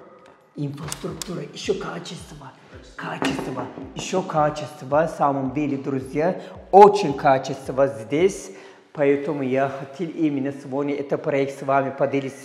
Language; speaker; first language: Russian; non-native, fluent; Turkish